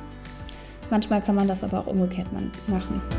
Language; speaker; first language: German; native; German